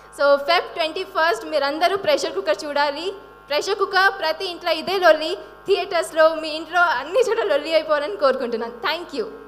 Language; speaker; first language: Telugu; non-native, local second language; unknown